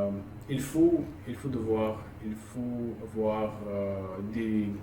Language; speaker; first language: French; non-native, learner; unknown